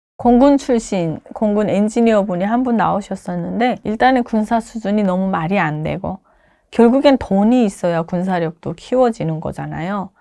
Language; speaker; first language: Korean; native; Korean